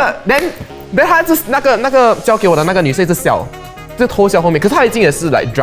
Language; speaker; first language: Chinese; non-native, local second language; English